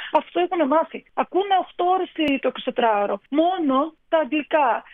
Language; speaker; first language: Greek; native; Greek